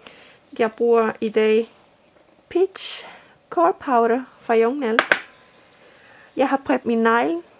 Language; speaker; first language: Danish; non-native, fluent; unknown